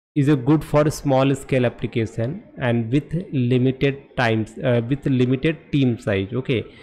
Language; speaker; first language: Hindi; native; Hindi